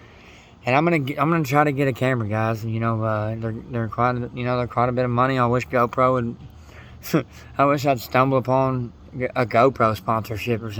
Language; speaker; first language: English; native; English